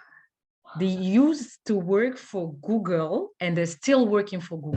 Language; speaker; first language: English; non-native, learner; French